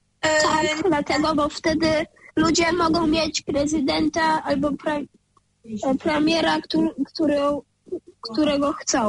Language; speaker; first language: Polish; early bilingual, heritage; Polish